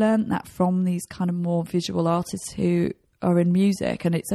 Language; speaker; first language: English; native; English